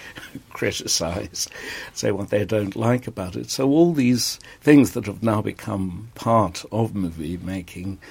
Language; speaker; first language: English; native; English